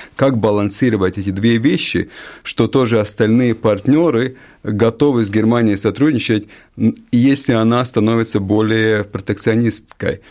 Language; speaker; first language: Russian; non-native, local second language; Latvian